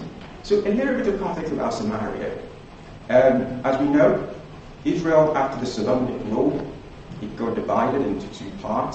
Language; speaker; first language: English; non-native, local second language; Yoruba